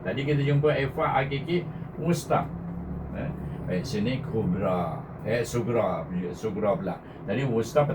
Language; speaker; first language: Malay; native; Malay